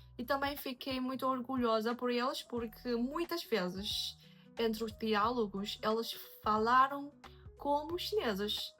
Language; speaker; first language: Portuguese; non-native, fluent; Chinese